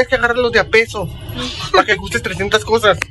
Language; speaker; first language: Spanish; native; Spanish